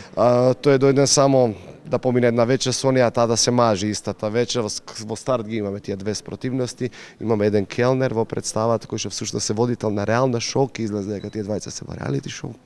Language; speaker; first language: Macedonian; native; Macedonian